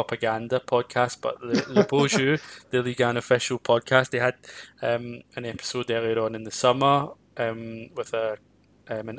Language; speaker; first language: English; native; English